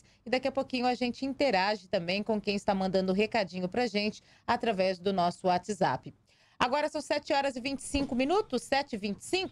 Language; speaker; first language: Portuguese; native; Portuguese